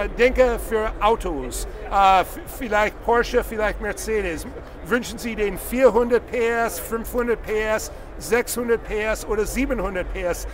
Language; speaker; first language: German; non-native, learner; English